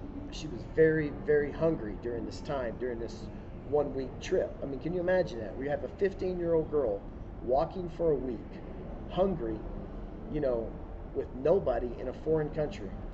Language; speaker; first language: English; native; English